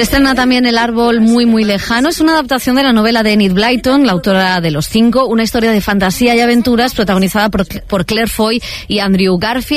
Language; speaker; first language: Spanish; native; Spanish